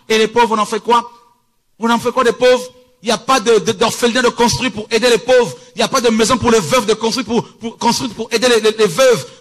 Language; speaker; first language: French; early bilingual, other home language; Lingala